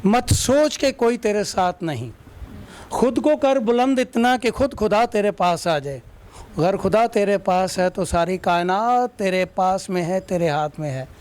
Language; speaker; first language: Hindi; non-native, local second language; Punjabi